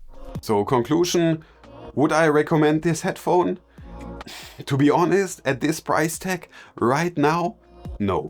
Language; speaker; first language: English; non-native, fluent; German